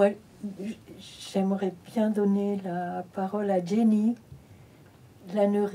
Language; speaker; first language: French; early bilingual, heritage; French